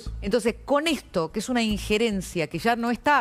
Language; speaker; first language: Spanish; native; Spanish